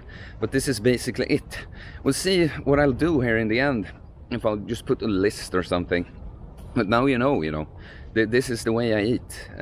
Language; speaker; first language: English; non-native, fluent; Swedish